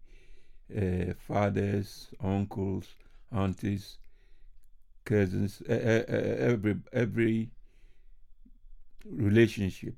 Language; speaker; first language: English; non-native, local second language; Ga